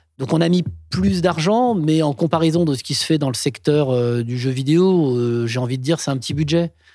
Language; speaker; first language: French; native; French